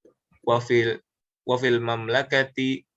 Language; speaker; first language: Arabic; non-native, learner; Indonesian